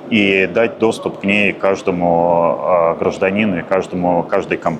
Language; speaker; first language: Russian; native; Russian